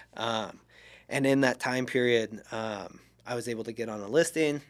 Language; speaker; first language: English; native; English